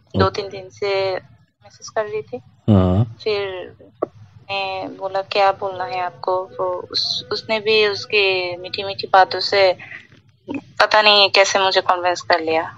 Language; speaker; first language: Hindi; non-native, learner; Bangla